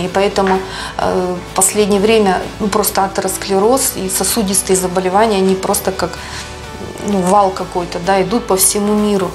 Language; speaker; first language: Russian; native; Russian